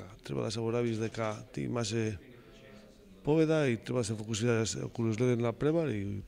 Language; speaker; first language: Macedonian; non-native, learner; Spanish